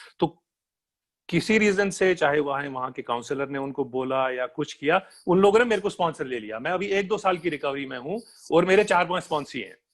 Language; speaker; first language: Hindi; non-native, local second language; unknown